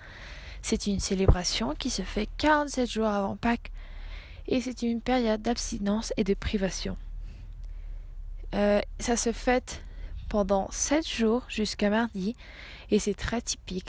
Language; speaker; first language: French; non-native, fluent; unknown